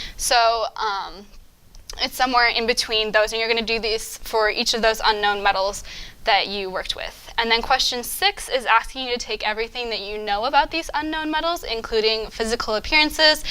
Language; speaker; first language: English; native; English